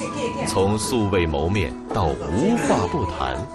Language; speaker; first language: Chinese; native; Chinese